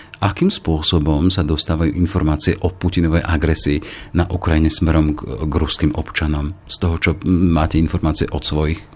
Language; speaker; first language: Slovak; native; Slovak